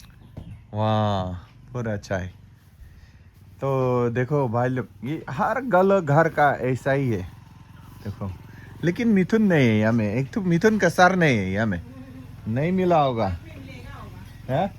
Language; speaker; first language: Hindi; non-native, local second language; Khasi